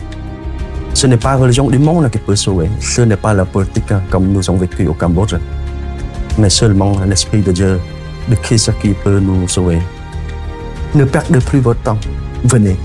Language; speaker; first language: French; non-native, fluent; Khmer